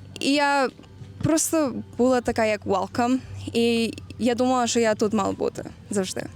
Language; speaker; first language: Ukrainian; early bilingual, heritage; Ukrainian